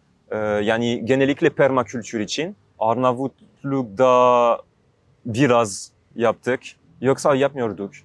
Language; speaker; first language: Turkish; non-native, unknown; French